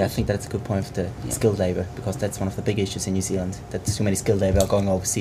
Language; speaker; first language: English; native; English